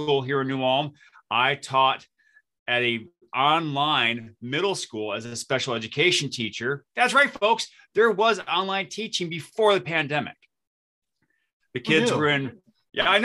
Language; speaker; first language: English; native; English